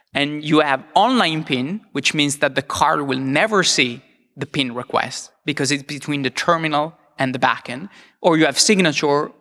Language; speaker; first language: English; non-native, fluent; Italian